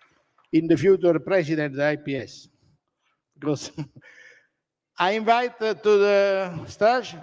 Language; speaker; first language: English; non-native, learner; Italian